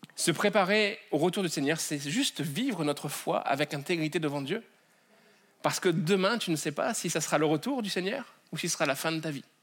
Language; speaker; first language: French; native; French